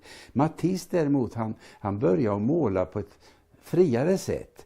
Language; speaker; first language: Swedish; native; Swedish